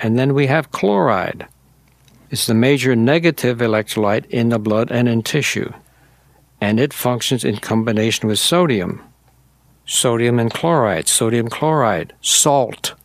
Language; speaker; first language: English; native; English